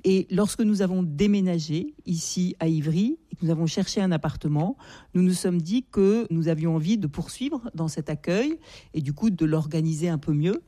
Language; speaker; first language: French; native; French